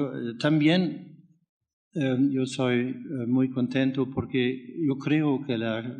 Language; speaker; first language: Spanish; non-native, learner; German